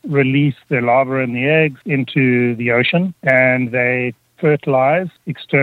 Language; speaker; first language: English; native; English